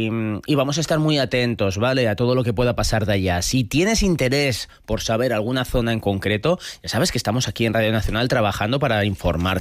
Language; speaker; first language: Spanish; native; Spanish